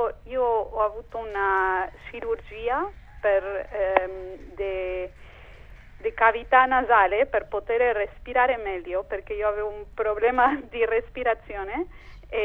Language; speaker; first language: Italian; non-native, fluent; Spanish